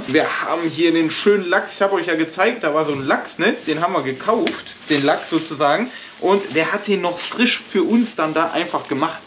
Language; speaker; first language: German; native; German